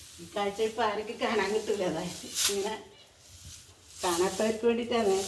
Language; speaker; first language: Malayalam; native; Malayalam